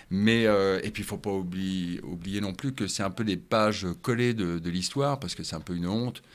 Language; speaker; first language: French; native; French